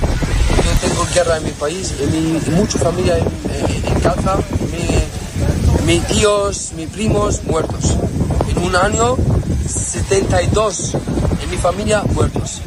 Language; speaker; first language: Spanish; non-native, learner; Arabic